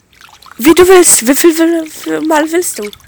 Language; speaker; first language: German; non-native, local second language; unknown